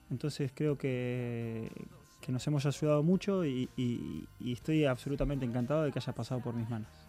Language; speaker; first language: Spanish; native; Spanish